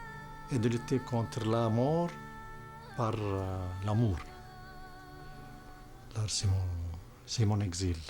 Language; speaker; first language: French; non-native, fluent; Arabic